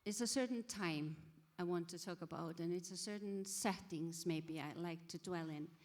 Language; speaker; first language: English; non-native, fluent; Icelandic